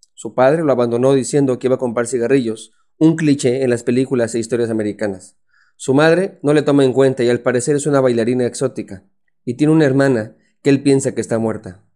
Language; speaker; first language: Spanish; native; Spanish